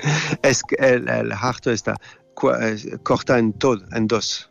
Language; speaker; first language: Spanish; non-native, learner; French